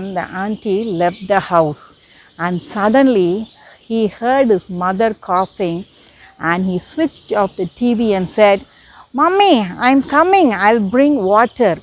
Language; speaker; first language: English; non-native, local second language; Tamil